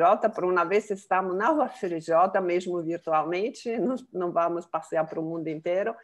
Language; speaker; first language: Portuguese; non-native, fluent; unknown